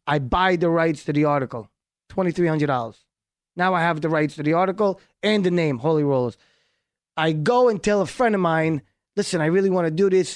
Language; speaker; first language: English; early bilingual, other home language; Hebrew